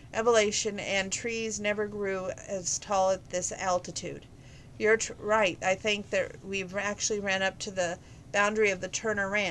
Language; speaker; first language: English; native; English